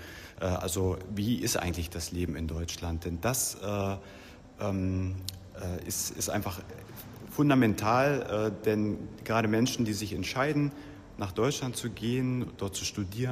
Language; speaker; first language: German; native; German